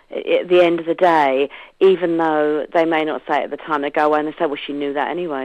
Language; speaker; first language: English; native; English